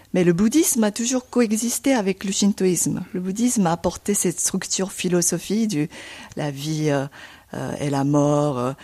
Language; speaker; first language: French; non-native, fluent; Japanese